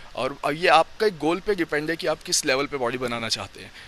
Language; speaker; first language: Hindi; native; Hindi